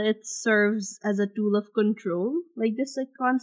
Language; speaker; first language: English; non-native, local second language; Bangla